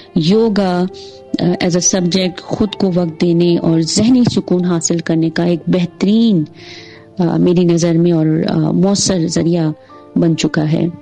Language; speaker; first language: Urdu; non-native, local second language; Sindhi